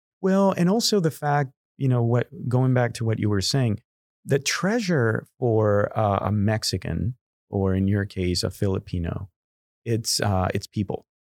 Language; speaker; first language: English; non-native, fluent; Spanish